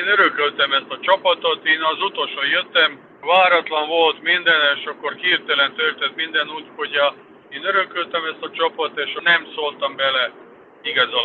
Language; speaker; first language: Hungarian; non-native, fluent; Serbian